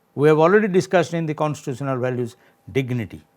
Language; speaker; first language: English; non-native, local second language; Odia